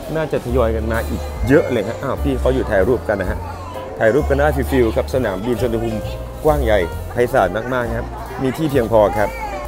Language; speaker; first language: Thai; native; Thai